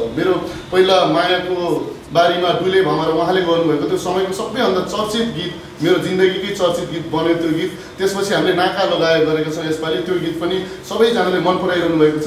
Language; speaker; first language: Nepali; native; Nepali